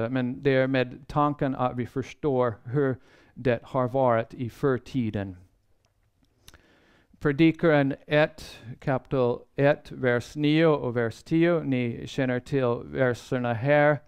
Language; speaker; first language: Swedish; non-native, fluent; English